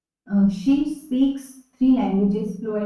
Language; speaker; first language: English; non-native, learner; Hindi